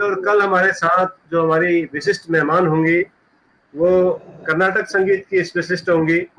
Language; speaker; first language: Hindi; native; Hindi